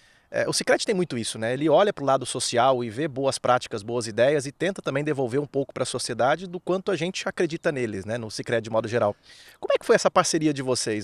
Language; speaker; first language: Portuguese; native; Portuguese